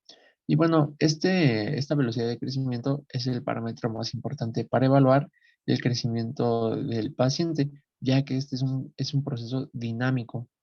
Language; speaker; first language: Spanish; native; Spanish